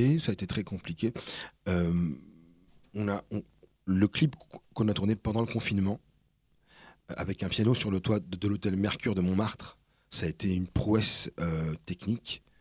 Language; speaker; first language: French; early bilingual, other home language; Spanish